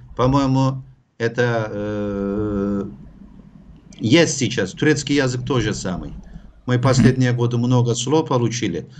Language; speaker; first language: Russian; non-native, fluent; Turkish